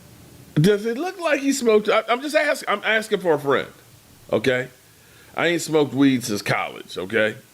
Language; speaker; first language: English; native; English